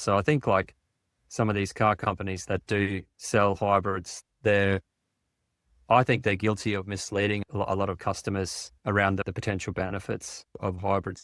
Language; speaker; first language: English; native; English